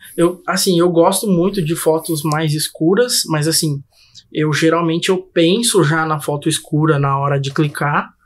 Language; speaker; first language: Portuguese; native; Portuguese